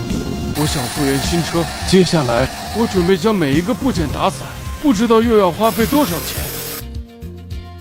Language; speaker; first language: Chinese; native; Chinese